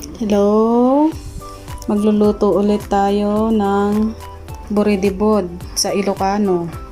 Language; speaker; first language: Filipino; non-native, local second language; Iloko